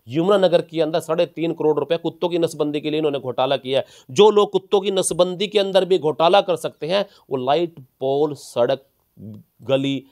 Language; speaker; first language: Hindi; native; Hindi